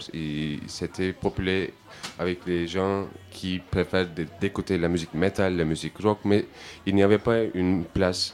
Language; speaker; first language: French; non-native, learner; Turkish